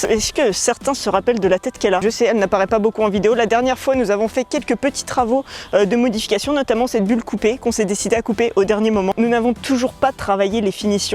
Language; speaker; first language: French; native; French